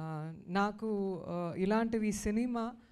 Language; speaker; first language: Telugu; non-native, fluent; Tamil